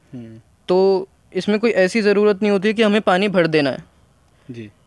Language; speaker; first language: Hindi; native; Hindi